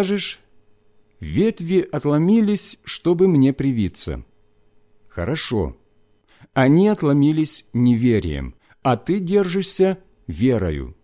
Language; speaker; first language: Russian; native; Russian